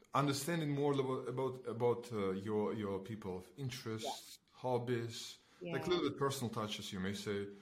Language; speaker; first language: English; non-native, fluent; Belarusian